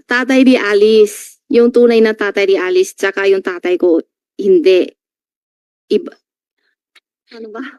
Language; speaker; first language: Filipino; non-native, learner; Chinese